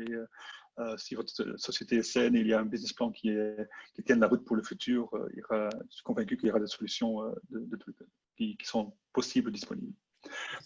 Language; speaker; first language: French; non-native, local second language; Dutch